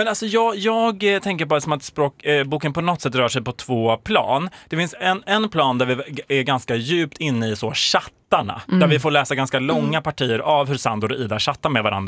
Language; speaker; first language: Swedish; native; Swedish